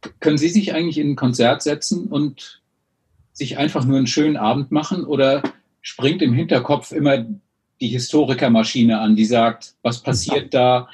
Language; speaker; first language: German; native; German